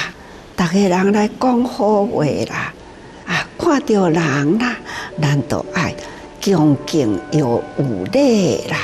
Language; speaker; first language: Chinese; non-native, local second language; Min Nan Chinese